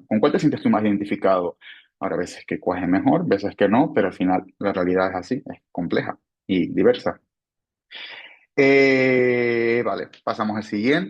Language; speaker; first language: Spanish; native; Spanish